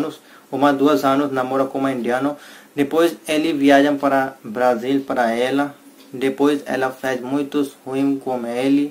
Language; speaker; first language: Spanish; non-native, learner; Hindi